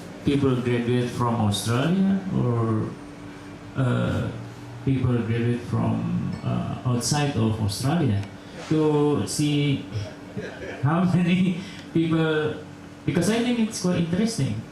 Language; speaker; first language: English; non-native, local second language; Indonesian